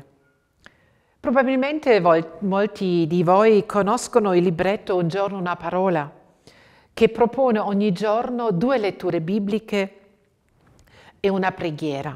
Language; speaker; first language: Italian; non-native, fluent; German